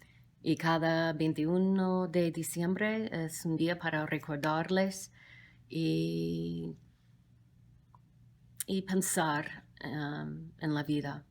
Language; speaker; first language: Spanish; non-native, fluent; English